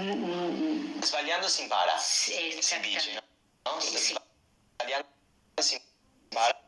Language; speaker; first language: Italian; non-native, fluent; English